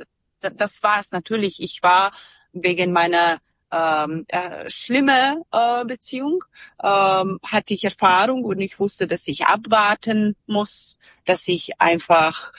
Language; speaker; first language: German; non-native, fluent; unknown